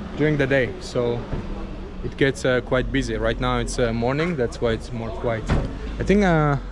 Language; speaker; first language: English; non-native, fluent; Azerbaijani